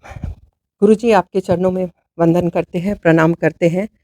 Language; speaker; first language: Hindi; native; Hindi